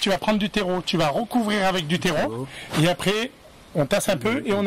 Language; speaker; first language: French; native; French